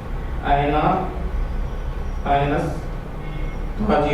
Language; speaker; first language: Arabic; non-native, learner; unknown